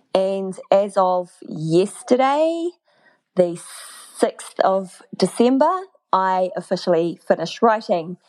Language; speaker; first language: English; native; English